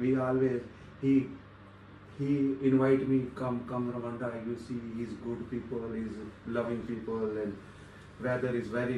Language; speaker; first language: English; non-native, learner; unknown